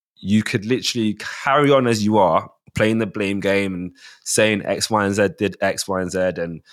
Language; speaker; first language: English; native; English